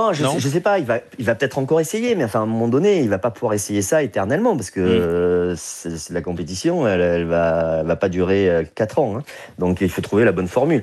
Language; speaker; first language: French; native; French